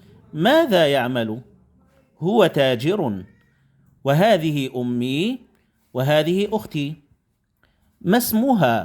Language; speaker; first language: Arabic; non-native, fluent; Indonesian